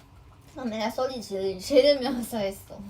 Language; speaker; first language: Korean; non-native, fluent; Chinese